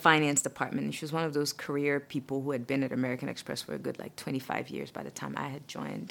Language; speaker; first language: English; non-native, fluent; French